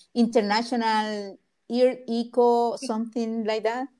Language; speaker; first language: English; non-native, fluent; Spanish